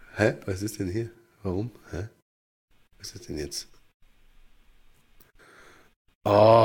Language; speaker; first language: German; native; German